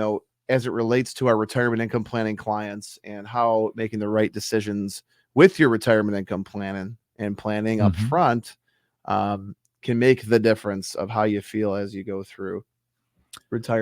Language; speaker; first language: English; native; English